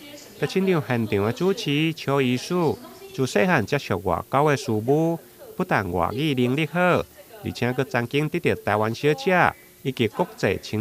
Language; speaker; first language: Chinese; native; Chinese